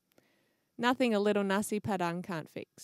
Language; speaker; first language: English; native; English